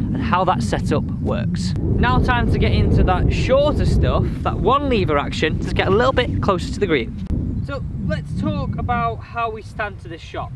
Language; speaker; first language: English; native; English